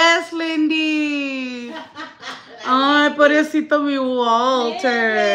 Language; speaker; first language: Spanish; early bilingual, heritage; Spanish